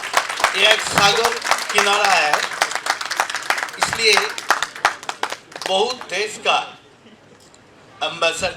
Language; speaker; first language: Hindi; non-native, local second language; Bangla